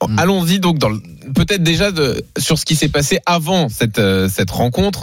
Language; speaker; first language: French; native; French